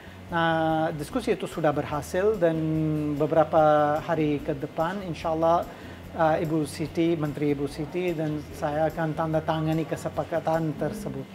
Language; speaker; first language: Indonesian; non-native, fluent; English